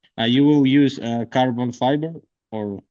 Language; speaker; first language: English; non-native, learner; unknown